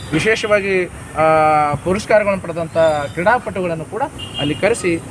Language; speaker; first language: Kannada; non-native, local second language; Lambadi